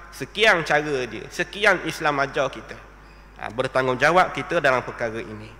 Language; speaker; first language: Malay; native; Malay